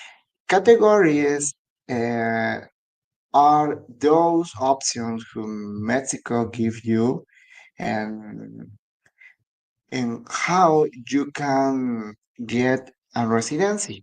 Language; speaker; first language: English; non-native, learner; Spanish